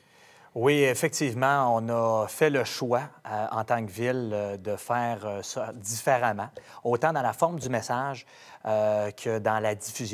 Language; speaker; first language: French; native; French